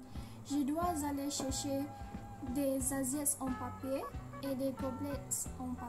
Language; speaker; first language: French; non-native, learner; Malay